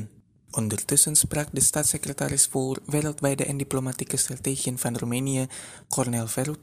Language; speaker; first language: Dutch; non-native, fluent; Indonesian